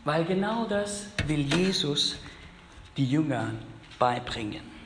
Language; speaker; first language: German; non-native, fluent; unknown